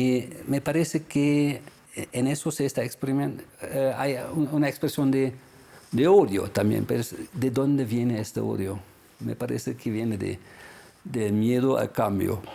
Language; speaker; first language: Spanish; non-native, fluent; German